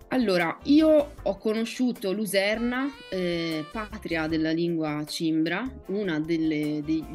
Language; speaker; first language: Italian; non-native, local second language; Venetian